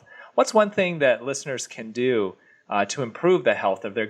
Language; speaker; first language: English; native; English